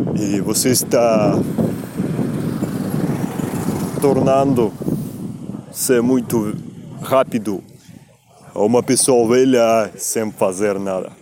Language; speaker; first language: Portuguese; non-native, learner; Spanish